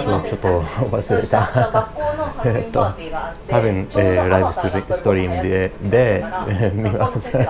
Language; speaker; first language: Japanese; non-native, learner; English